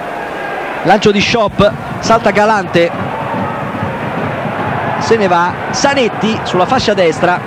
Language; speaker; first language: Italian; native; Italian